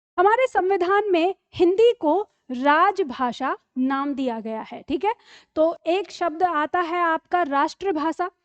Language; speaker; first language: Hindi; native; Hindi